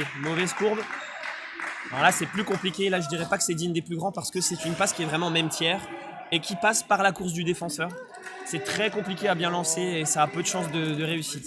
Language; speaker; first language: French; native; French